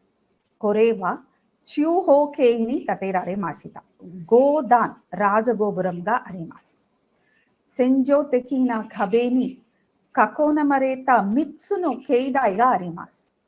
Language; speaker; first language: Japanese; non-native, fluent; Tamil